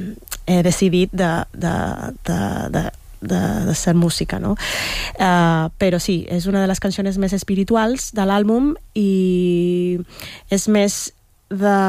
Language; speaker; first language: Catalan; non-native, fluent; Spanish